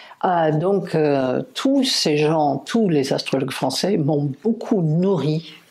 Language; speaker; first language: French; non-native, fluent; English